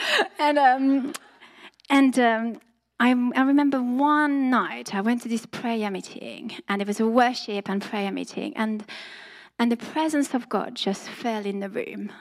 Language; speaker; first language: English; non-native, fluent; French